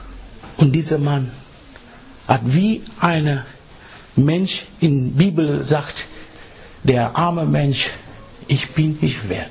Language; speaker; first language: German; non-native, fluent; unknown